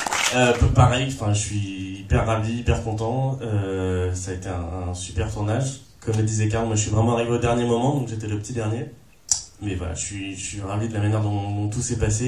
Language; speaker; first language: French; native; French